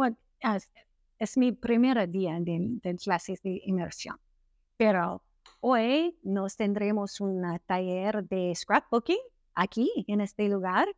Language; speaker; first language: Spanish; non-native, learner; English